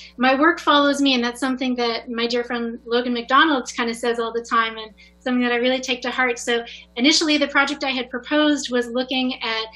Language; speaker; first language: English; native; English